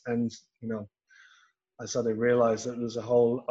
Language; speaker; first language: English; native; English